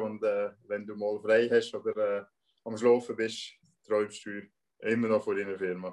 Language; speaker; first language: German; non-native, local second language; French